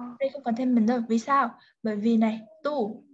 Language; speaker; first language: Vietnamese; native; Vietnamese